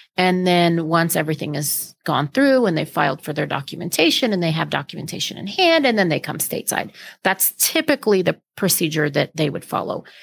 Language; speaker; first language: English; native; English